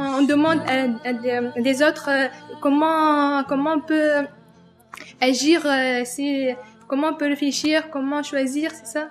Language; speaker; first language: French; non-native, local second language; Arabic